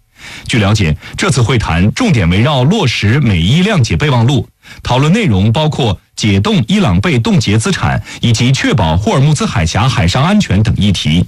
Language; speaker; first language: Chinese; native; Chinese